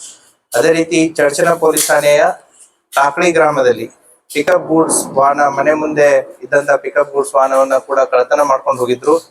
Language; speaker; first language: Kannada; native; Kannada